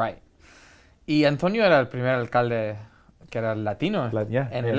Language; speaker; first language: Spanish; early bilingual, heritage; Spanish